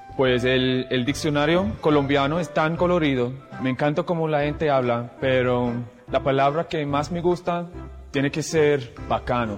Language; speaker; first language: Spanish; non-native, fluent; English